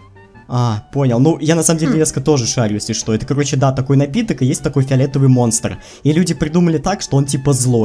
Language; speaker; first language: Russian; native; Russian